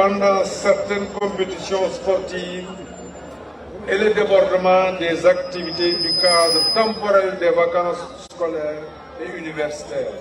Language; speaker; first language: French; non-native, local second language; Wolof